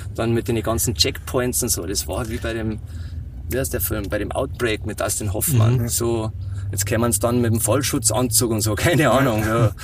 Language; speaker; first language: German; native; German